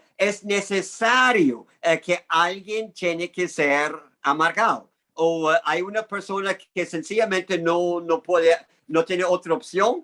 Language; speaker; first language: Spanish; non-native, fluent; English